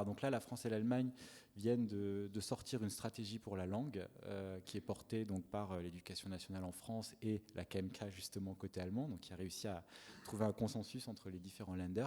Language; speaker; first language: French; native; French